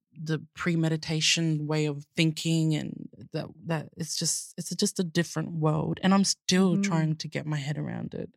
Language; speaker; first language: English; native; English